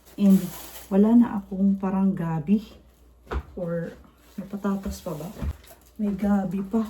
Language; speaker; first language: Filipino; non-native, local second language; Cebuano